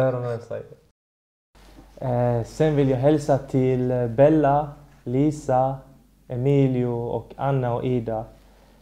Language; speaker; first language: Swedish; early bilingual, other home language; Persian